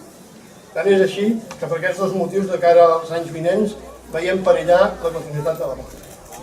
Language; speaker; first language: Catalan; native; Catalan